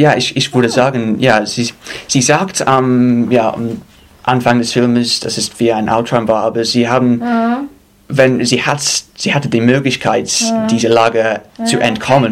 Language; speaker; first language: German; non-native, fluent; English